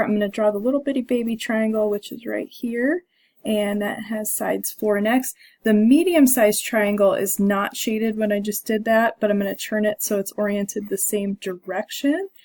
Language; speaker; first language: English; native; English